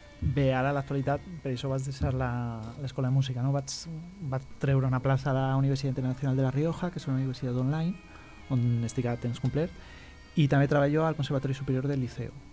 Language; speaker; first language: Catalan; non-native, local second language; Spanish